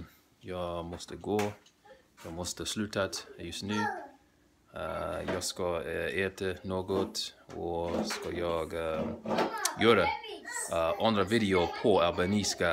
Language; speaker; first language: Swedish; non-native, learner; English